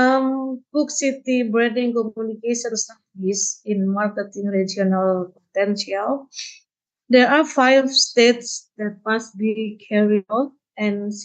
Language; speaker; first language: English; non-native, learner; Indonesian